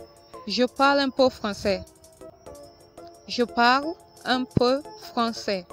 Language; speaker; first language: French; non-native, fluent; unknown